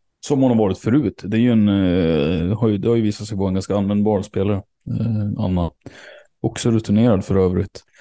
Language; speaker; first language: Swedish; native; Swedish